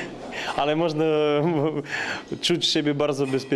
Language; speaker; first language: Polish; non-native, learner; Ukrainian